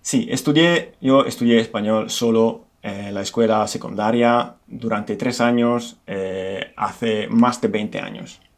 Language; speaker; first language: Spanish; non-native, fluent; Italian